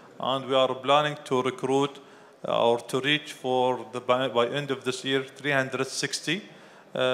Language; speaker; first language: English; non-native, fluent; Arabic